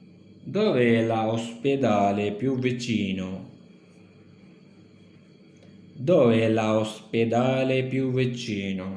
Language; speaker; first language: Italian; non-native, learner; Urdu